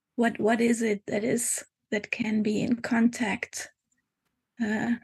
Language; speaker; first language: English; non-native, fluent; German